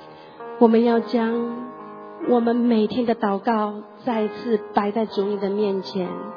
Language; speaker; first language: Chinese; native; Chinese